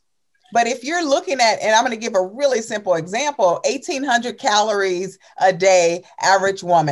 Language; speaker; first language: English; native; English